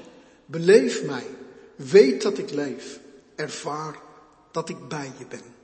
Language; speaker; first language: Dutch; native; Dutch